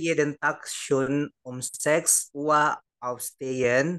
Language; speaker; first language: German; non-native, learner; Indonesian